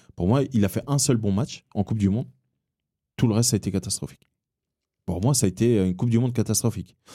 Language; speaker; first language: French; early bilingual, other home language; Portuguese